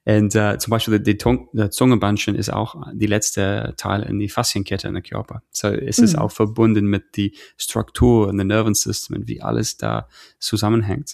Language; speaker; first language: German; non-native, fluent; English